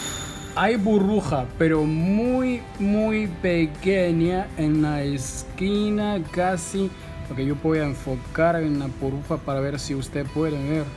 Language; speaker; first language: Spanish; non-native, fluent; Chinese